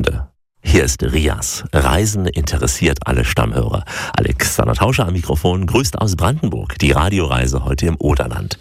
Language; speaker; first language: German; native; German